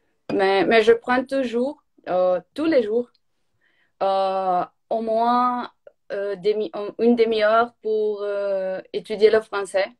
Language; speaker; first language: French; non-native, learner; Portuguese